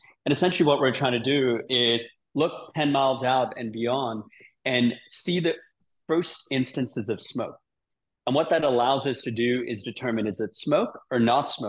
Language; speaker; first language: English; native; English